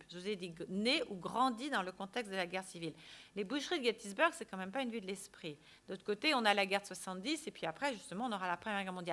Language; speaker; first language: French; native; French